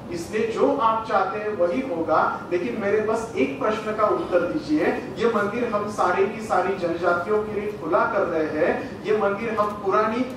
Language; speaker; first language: Hindi; non-native, local second language; Marathi